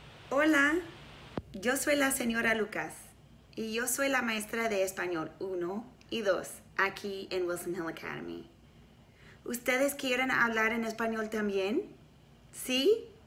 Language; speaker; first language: Spanish; non-native, fluent; English